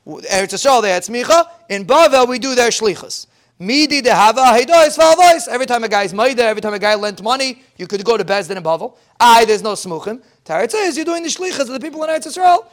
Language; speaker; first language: English; native; English